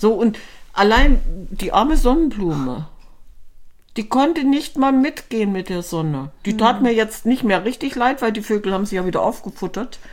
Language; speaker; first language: German; native; German